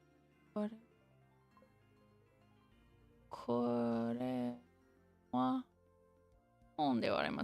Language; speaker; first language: Japanese; non-native, learner; English